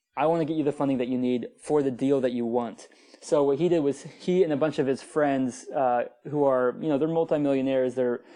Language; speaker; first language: English; native; English